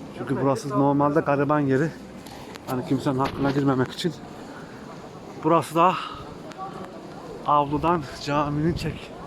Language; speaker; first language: Turkish; native; Turkish